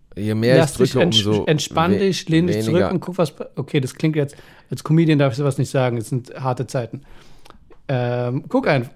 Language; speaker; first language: German; early bilingual, other home language; Persian